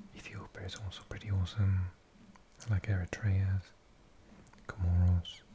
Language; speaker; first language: English; native; English